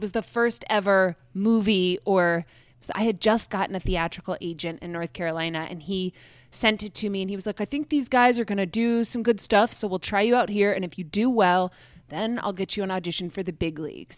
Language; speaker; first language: English; native; English